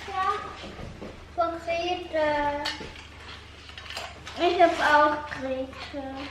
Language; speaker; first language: Dutch; early bilingual, heritage; Indonesian